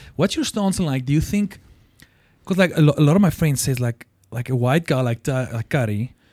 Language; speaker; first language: English; non-native, local second language; Afrikaans